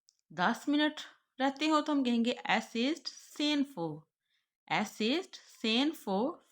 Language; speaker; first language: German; non-native, fluent; Urdu